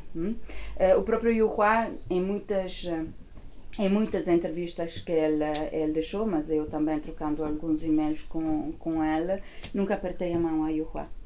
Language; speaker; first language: Portuguese; non-native, fluent; Italian